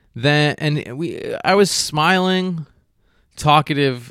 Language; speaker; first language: English; native; English